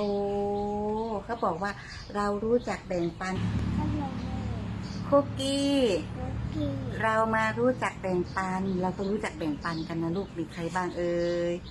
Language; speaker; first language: Thai; native; Thai